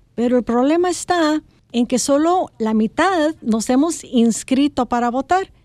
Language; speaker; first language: Spanish; native; Spanish